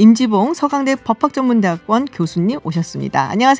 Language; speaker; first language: Korean; native; Korean